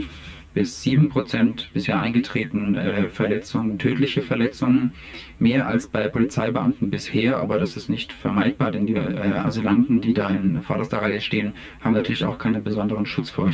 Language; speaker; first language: German; native; German